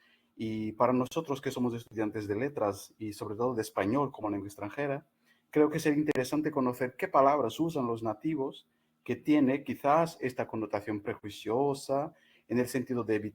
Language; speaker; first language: Spanish; non-native, fluent; Portuguese